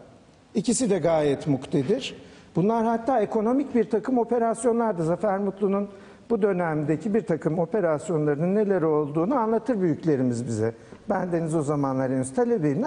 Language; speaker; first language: Turkish; native; Turkish